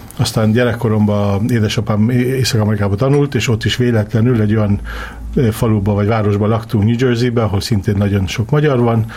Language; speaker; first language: Hungarian; early bilingual, heritage; Hungarian